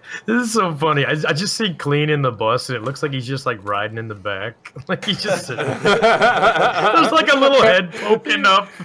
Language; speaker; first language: English; native; English